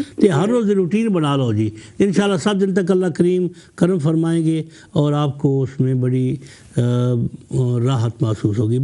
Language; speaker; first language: Urdu; non-native, local second language; Punjabi